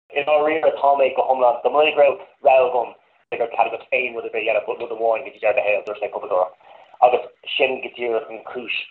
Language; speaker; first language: Irish; non-native, local second language; English